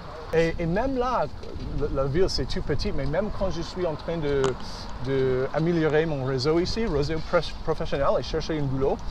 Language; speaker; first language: French; early bilingual, heritage; English